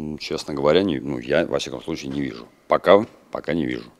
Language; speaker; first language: Russian; native; Russian